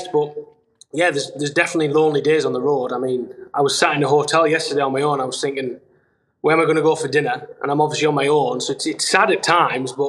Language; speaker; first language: English; native; English